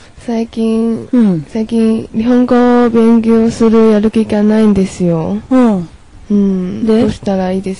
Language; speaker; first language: Japanese; non-native, learner; Chinese